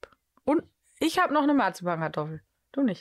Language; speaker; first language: German; native; German